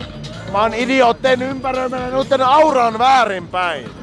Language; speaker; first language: Finnish; native; Finnish